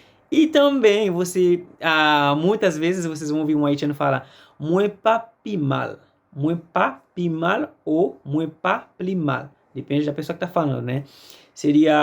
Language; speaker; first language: Portuguese; non-native, fluent; Haitian Creole